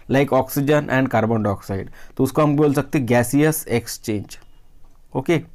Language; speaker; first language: Hindi; non-native, local second language; Marathi